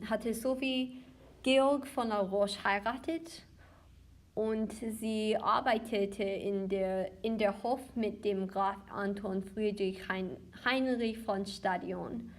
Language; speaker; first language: German; non-native, learner; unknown